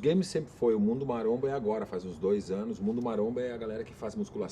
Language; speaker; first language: Portuguese; native; Portuguese